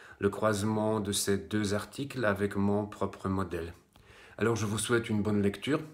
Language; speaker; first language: French; non-native, fluent; Polish